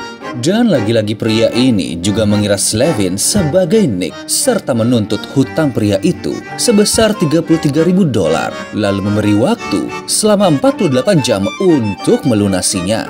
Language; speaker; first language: Indonesian; native; Indonesian